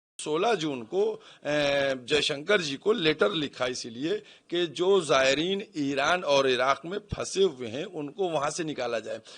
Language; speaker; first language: Urdu; native; Urdu